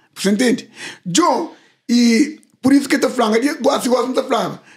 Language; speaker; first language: Portuguese; non-native, local second language; Kabuverdianu